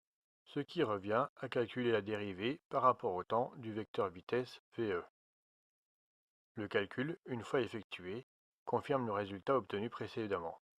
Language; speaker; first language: French; native; French